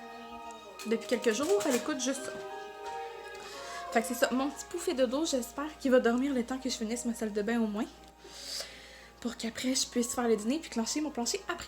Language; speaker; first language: French; native; French